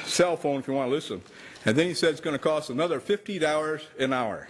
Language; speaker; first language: English; native; English